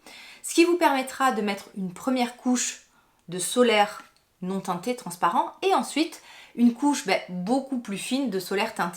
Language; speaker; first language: French; native; French